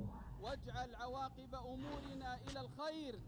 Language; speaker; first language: Arabic; native; Arabic